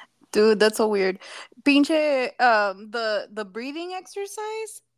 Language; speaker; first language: English; early bilingual, other home language; Spanish